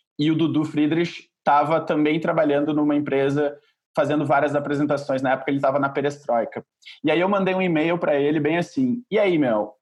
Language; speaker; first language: Portuguese; native; Portuguese